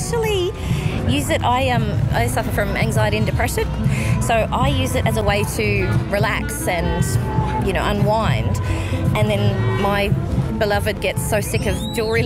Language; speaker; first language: English; native; English